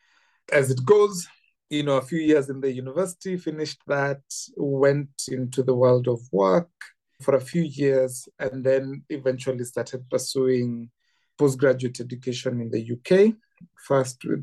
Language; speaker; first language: English; non-native, local second language; Kikuyu